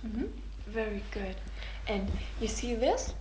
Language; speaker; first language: English; non-native, fluent; German